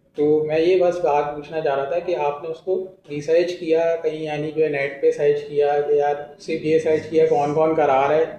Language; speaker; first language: Hindi; native; Hindi